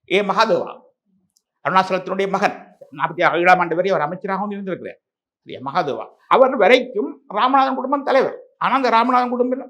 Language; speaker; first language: Tamil; native; Tamil